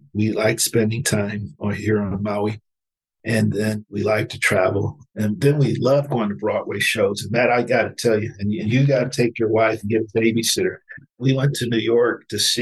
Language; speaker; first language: English; native; English